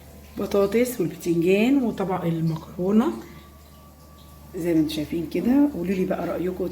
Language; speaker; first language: Arabic; native; Arabic